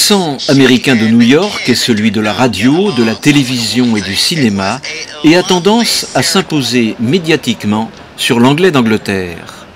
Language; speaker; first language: French; non-native, fluent; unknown